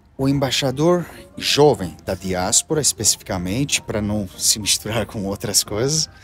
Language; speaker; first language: Portuguese; non-native, learner; Armenian